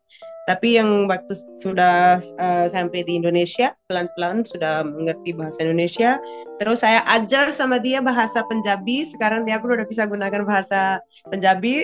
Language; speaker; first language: Indonesian; non-native, fluent; Punjabi